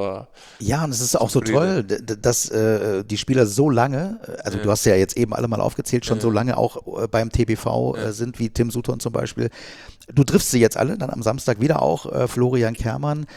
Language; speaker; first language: German; native; German